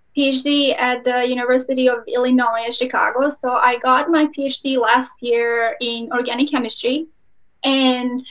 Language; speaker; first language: English; non-native, fluent; Serbian